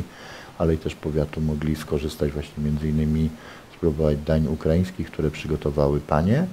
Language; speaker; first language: Polish; native; Polish